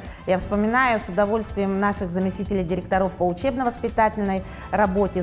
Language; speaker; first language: Russian; native; Russian